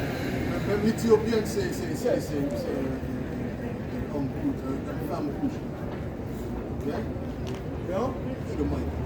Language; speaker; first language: French; non-native, learner; English